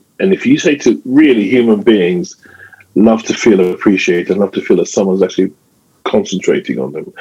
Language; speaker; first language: English; native; English